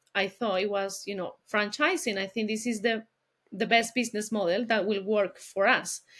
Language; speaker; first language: English; non-native, fluent; Spanish